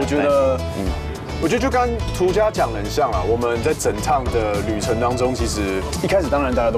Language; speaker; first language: Chinese; native; Chinese